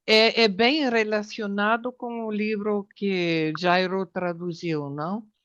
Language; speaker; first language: Portuguese; non-native, fluent; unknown